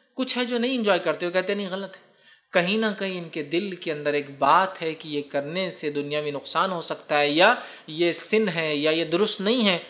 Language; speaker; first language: Urdu; native; Urdu